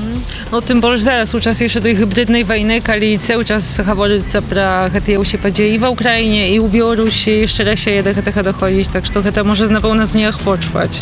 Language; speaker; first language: Polish; non-native, learner; Belarusian